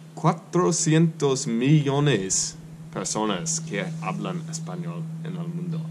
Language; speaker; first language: Spanish; non-native, learner; English